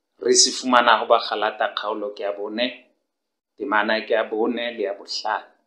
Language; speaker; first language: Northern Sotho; non-native, local second language; Southern Sotho